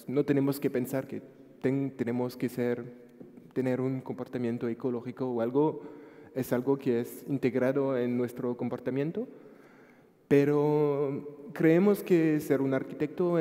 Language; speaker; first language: Spanish; non-native, fluent; French